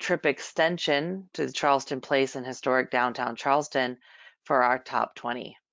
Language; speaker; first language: English; native; English